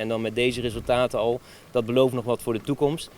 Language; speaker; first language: Dutch; native; Dutch